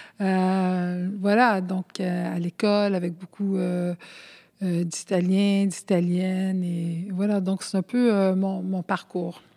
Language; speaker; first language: French; early bilingual, other home language; Spanish